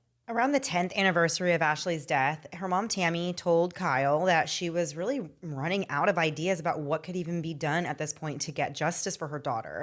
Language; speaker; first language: English; native; English